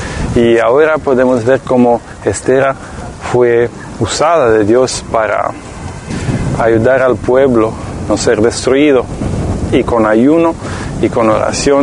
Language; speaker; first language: Spanish; non-native, fluent; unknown